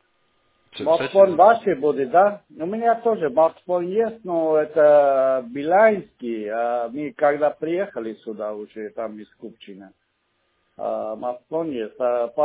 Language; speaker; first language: Russian; non-native, local second language; Armenian